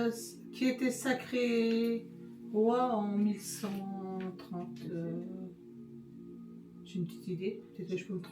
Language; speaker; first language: French; native; French